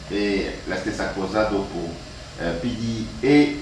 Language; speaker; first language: Italian; non-native, fluent; French